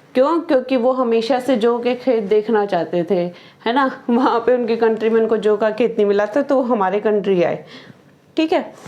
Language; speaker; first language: Hindi; native; Hindi